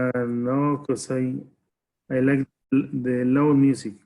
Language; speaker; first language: English; non-native, learner; Spanish